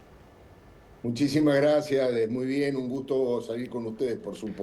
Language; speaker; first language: Spanish; native; Spanish